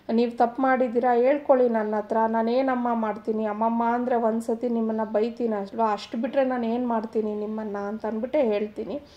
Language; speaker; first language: Kannada; non-native, local second language; Telugu